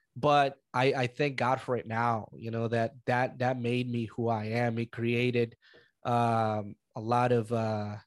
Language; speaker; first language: English; early bilingual, other home language; Spanish